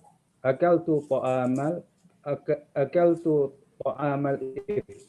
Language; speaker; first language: Arabic; non-native, learner; Indonesian